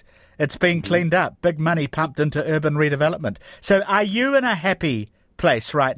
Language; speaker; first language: English; native; English